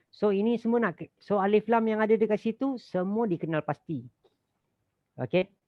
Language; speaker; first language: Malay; native; Malay